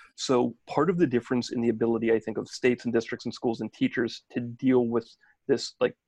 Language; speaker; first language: English; native; English